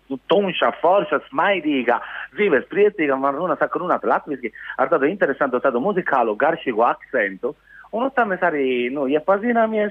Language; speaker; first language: Latvian; non-native, fluent; Italian